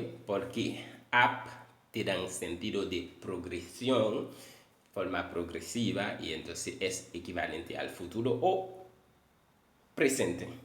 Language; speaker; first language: Spanish; non-native, fluent; Haitian Creole